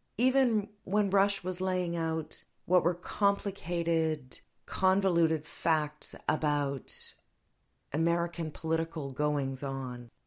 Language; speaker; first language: English; native; English